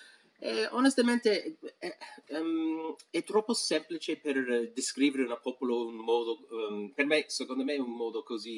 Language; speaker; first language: Italian; non-native, fluent; English